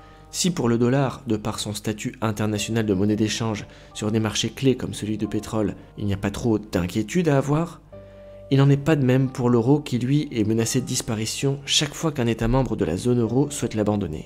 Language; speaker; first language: French; native; French